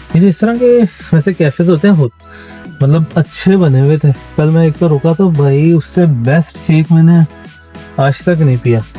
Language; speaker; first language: Urdu; native; Urdu